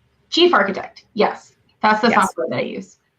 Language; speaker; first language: English; native; English